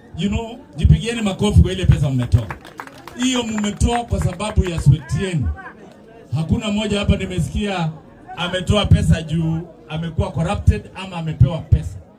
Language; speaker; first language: Swahili; non-native, local second language; Kamba